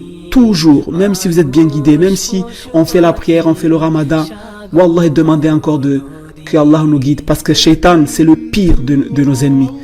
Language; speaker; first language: French; native; French